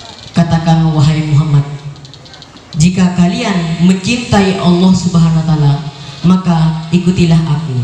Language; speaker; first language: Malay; non-native, local second language; Madurese